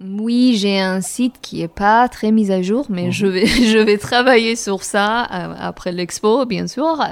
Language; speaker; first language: French; non-native, fluent; Persian